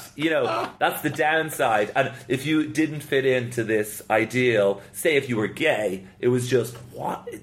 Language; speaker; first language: English; native; English